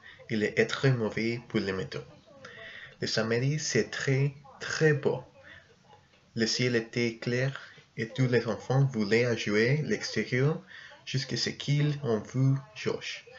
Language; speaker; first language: French; non-native, learner; English